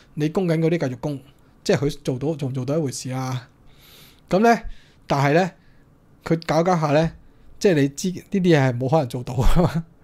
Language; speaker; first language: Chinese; non-native, local second language; Cantonese